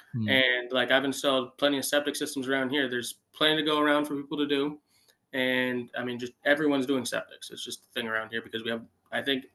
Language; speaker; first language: English; native; English